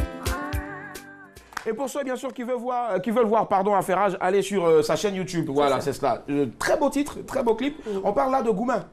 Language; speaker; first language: French; native; French